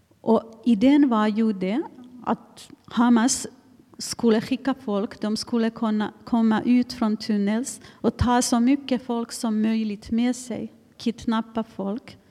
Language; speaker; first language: Swedish; non-native, fluent; Finnish